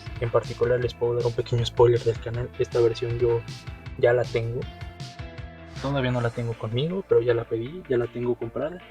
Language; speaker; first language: Spanish; native; Spanish